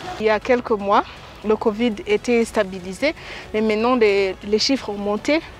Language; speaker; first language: French; non-native, local second language; Kinyarwanda